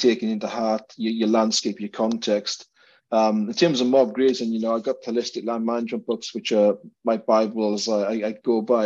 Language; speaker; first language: English; native; English